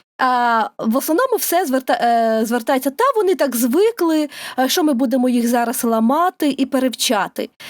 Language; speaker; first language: Ukrainian; native; Ukrainian